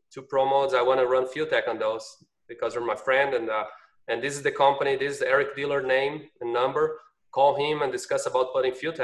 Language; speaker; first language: English; non-native, fluent; Portuguese